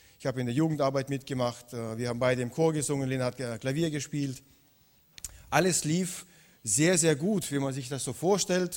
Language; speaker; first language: German; non-native, fluent; Russian